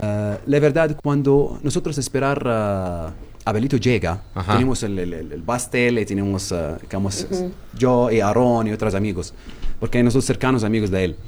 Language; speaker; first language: Spanish; non-native, learner; Arabic